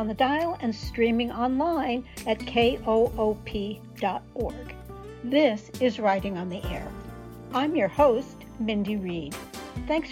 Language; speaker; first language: English; native; English